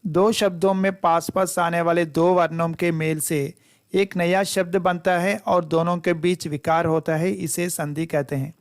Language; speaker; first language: Hindi; non-native, local second language; Telugu